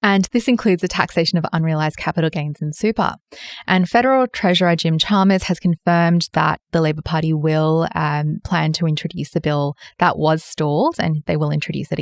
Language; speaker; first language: English; native; English